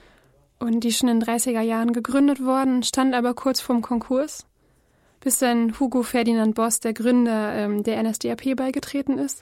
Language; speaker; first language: German; native; German